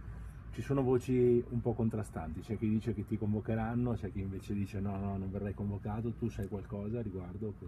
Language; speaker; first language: Italian; native; Italian